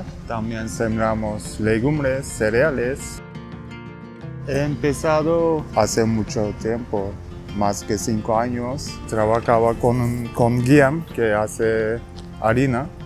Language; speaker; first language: Spanish; non-native, learner; Turkish